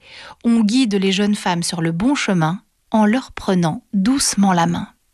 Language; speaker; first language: French; native; French